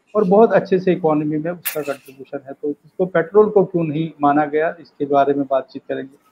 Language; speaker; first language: Hindi; native; Hindi